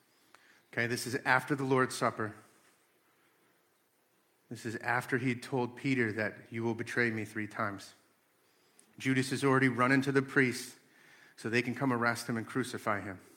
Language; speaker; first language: English; native; English